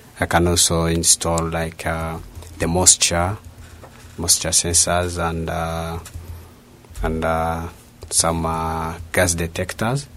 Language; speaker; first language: English; non-native, local second language; Kinyarwanda